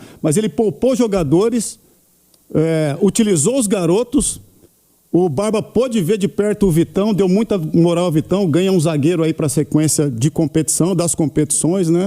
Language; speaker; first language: Portuguese; native; Portuguese